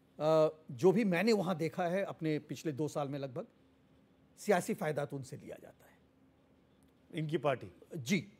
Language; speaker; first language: Hindi; native; Hindi